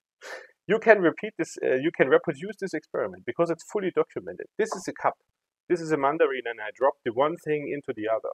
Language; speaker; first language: English; non-native, fluent; German